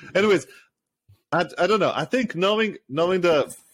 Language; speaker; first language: English; non-native, fluent; Serbian